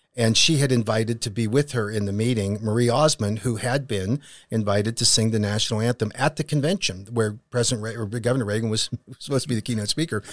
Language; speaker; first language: English; native; English